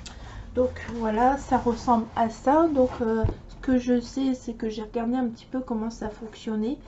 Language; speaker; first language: French; native; French